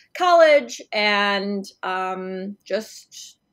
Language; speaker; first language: English; native; English